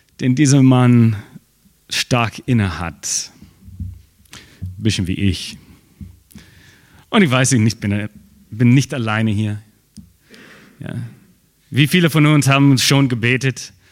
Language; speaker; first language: German; non-native, fluent; English